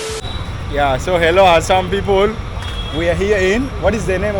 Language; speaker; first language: English; non-native, fluent; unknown